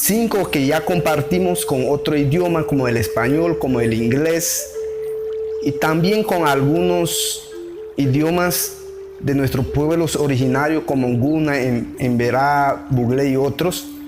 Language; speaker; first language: Spanish; non-native, local second language; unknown